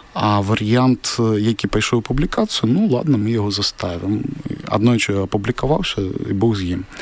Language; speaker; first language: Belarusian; non-native, local second language; Russian